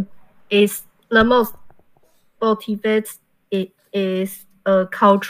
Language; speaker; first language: English; non-native, learner; Chinese